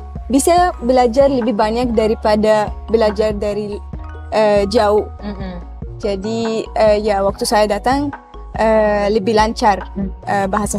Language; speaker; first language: Indonesian; non-native, learner; Arabic